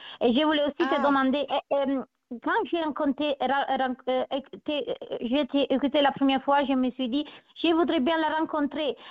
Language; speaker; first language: French; non-native, learner; Italian